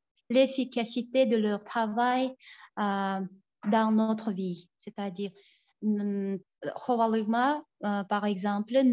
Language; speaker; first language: French; non-native, fluent; Tuvinian